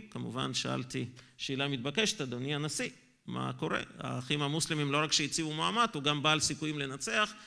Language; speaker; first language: Hebrew; non-native, fluent; Russian